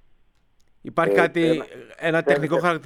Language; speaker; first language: Greek; native; Greek